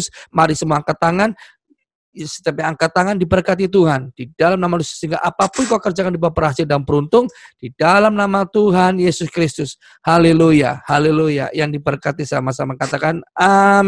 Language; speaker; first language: Indonesian; native; Indonesian